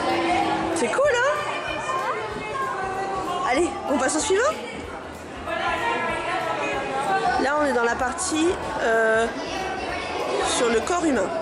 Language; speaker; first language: French; native; French